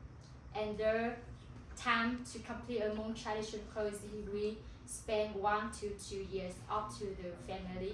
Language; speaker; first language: English; non-native, learner; Hmong